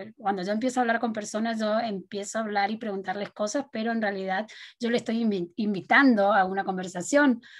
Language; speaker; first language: Spanish; native; Spanish